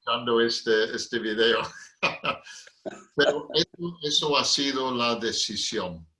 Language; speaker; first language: Spanish; non-native, fluent; English